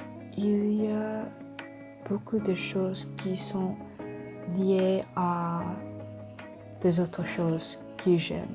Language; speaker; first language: French; non-native, learner; English